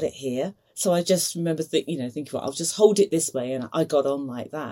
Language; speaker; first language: English; native; English